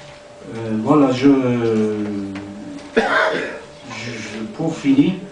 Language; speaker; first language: French; non-native, learner; Persian